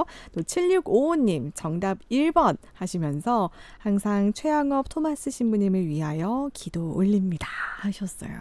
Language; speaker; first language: Korean; native; Korean